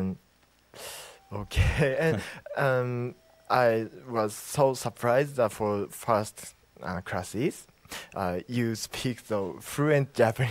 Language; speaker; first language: English; non-native, learner; Japanese